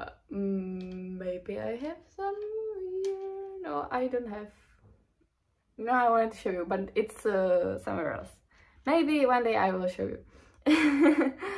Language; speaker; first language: English; non-native, fluent; Czech